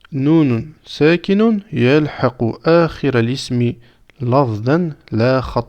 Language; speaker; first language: Arabic; non-native, fluent; French